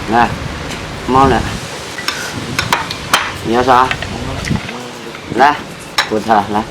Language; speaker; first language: Chinese; native; Chinese